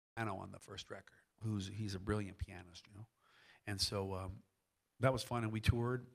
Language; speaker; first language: English; native; English